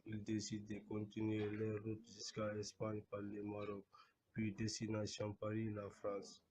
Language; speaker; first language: French; non-native, learner; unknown